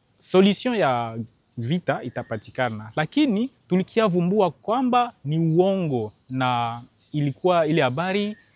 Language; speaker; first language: Swahili; native; Swahili